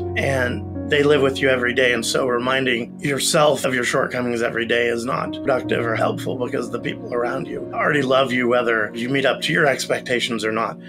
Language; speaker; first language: English; native; English